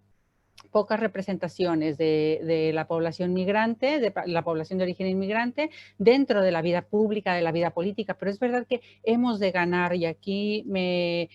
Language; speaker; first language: Spanish; native; Spanish